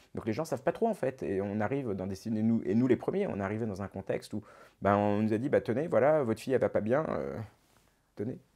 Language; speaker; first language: French; native; French